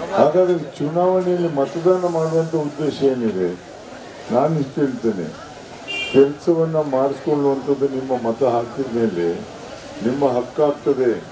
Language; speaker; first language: Kannada; native; Kannada